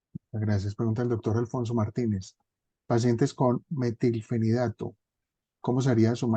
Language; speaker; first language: Spanish; native; Spanish